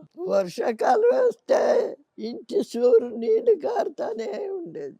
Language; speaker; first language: Telugu; native; Telugu